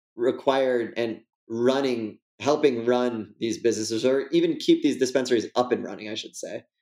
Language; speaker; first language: English; native; English